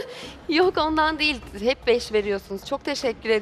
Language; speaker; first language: Turkish; native; Turkish